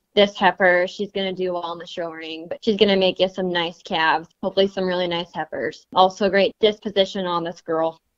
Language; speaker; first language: English; native; English